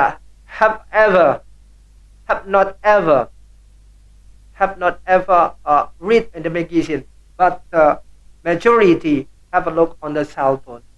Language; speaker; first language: English; non-native, learner; Indonesian